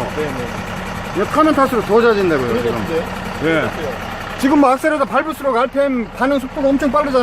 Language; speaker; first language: Korean; native; Korean